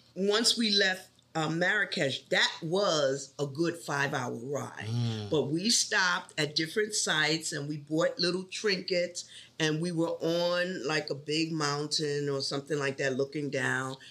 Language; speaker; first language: English; native; English